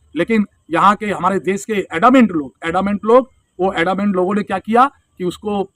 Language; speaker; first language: Hindi; non-native, local second language; Bangla